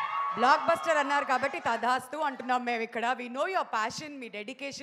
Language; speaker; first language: Telugu; native; Telugu